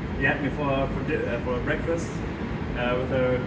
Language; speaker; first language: English; non-native, fluent; German